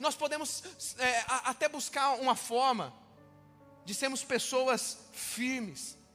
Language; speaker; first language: Portuguese; native; Portuguese